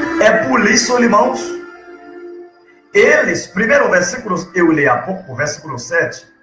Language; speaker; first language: Portuguese; non-native, learner; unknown